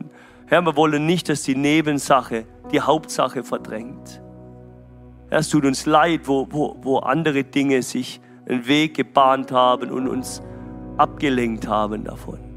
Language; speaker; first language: German; native; German